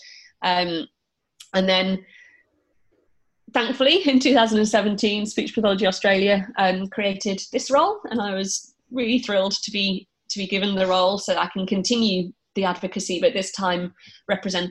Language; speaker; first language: English; native; English